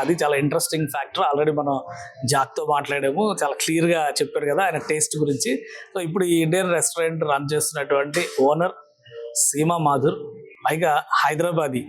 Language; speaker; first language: Telugu; native; Telugu